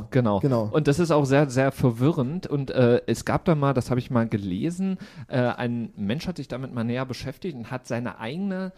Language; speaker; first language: German; native; German